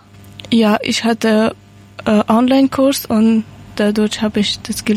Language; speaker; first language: German; non-native, learner; Persian